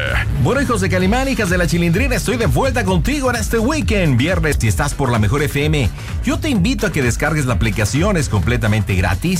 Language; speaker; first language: Spanish; native; Spanish